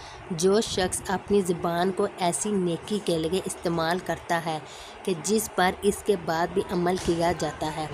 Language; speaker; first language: Urdu; native; Urdu